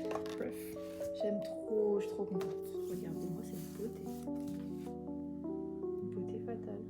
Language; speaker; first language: French; native; French